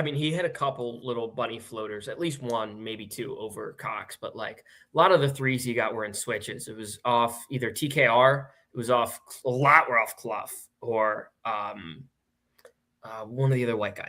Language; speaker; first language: English; native; English